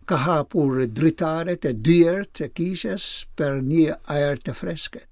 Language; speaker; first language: Albanian; non-native, fluent; Maltese